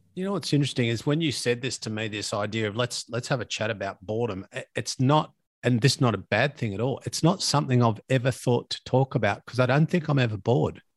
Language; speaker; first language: English; native; English